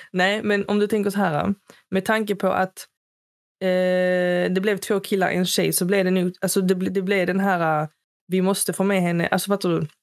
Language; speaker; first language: Swedish; early bilingual, other home language; Arabic